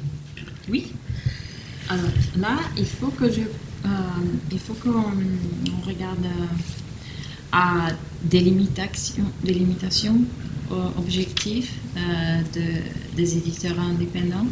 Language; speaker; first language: French; non-native, fluent; Italian